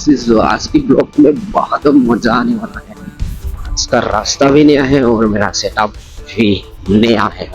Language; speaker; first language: Hindi; non-native, local second language; Assamese